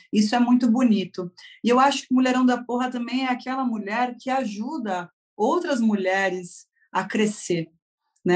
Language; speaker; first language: Portuguese; native; Portuguese